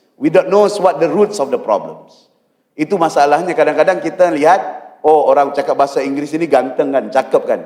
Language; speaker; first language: Malay; native; Malay